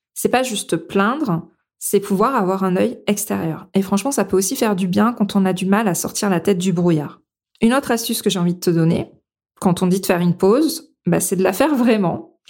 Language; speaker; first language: French; native; French